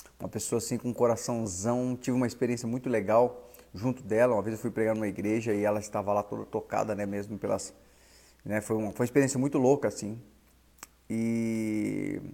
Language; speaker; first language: Portuguese; native; Portuguese